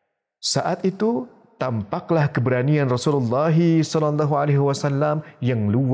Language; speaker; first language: Indonesian; native; Indonesian